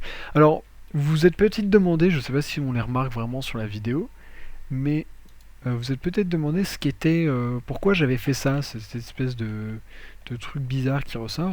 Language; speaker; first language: French; native; French